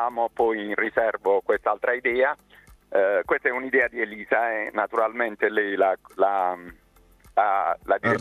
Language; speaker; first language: Italian; native; Italian